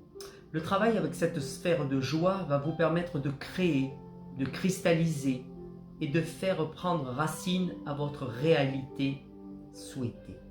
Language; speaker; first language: French; native; French